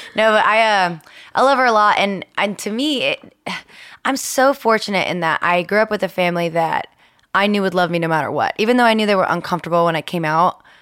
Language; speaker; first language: English; early bilingual, other home language; Spanish